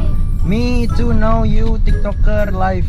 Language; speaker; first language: English; non-native, learner; Indonesian